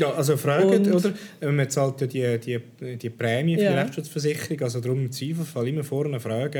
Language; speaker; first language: German; native; German